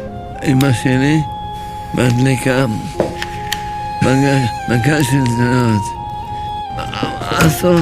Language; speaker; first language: Hebrew; early bilingual, other home language; Arabic